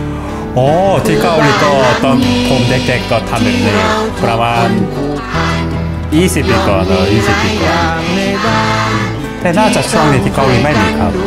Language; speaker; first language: Thai; non-native, learner; Korean